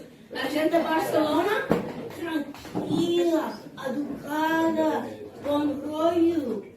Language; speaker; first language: Catalan; non-native, fluent; English